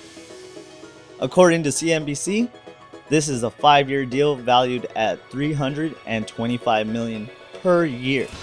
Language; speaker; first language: English; native; English